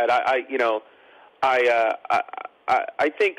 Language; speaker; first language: English; native; English